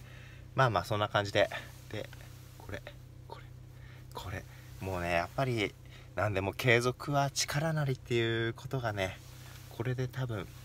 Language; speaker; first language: Japanese; native; Japanese